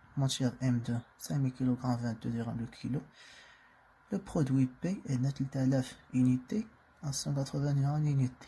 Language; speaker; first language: French; non-native, local second language; Arabic